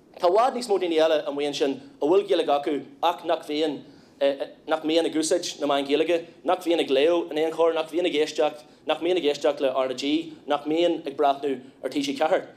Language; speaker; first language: Irish; non-native, local second language; English